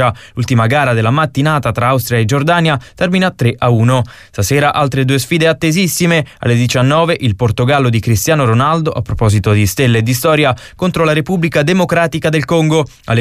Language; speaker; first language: Italian; native; Italian